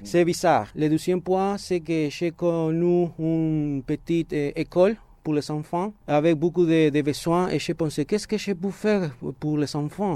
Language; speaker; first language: French; non-native, fluent; Spanish